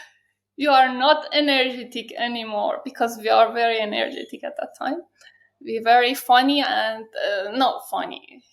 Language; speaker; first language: English; non-native, learner; Persian